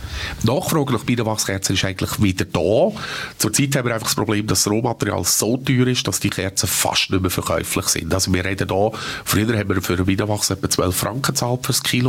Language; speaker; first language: German; native; German